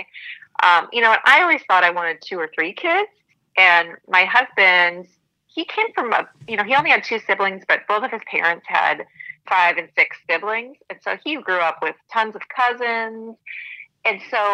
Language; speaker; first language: English; native; English